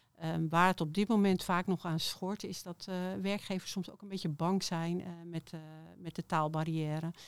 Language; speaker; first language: Dutch; native; Dutch